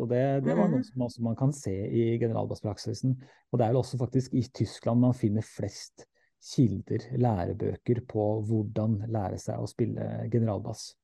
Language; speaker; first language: Norwegian; native; Norwegian